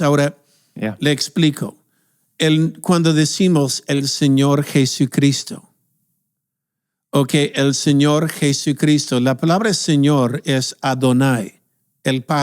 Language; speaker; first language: Spanish; non-native, fluent; English